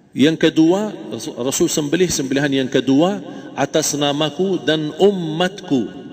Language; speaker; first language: Malay; non-native, fluent; Arabic